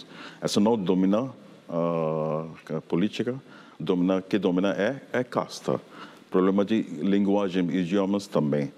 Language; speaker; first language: Portuguese; non-native, fluent; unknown